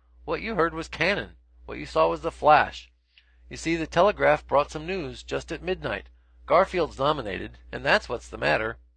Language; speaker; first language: English; native; English